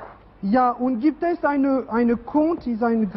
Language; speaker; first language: German; non-native, learner; French